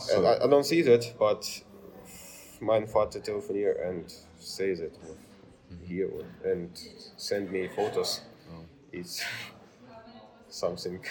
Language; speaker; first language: English; non-native, learner; Ukrainian